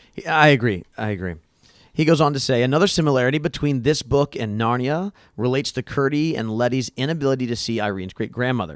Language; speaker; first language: English; native; English